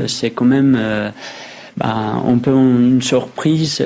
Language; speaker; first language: French; non-native, fluent; Spanish